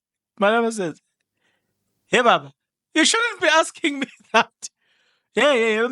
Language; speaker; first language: English; non-native, local second language; Zulu